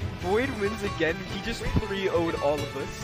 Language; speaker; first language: English; native; English